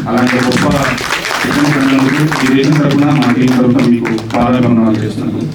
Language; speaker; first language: Telugu; native; Telugu